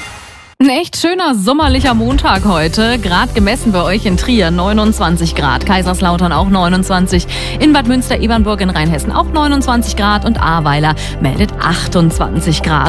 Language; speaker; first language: German; native; German